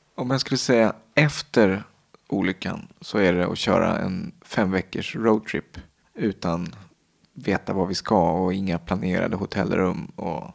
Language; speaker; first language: Swedish; native; Swedish